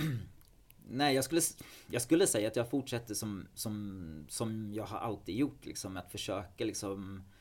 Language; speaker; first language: Swedish; non-native, fluent; English